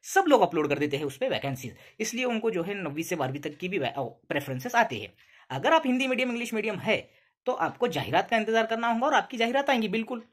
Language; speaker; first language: Hindi; non-native, local second language; Urdu